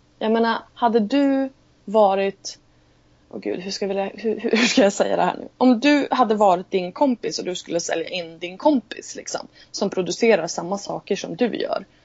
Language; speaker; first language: Swedish; native; Swedish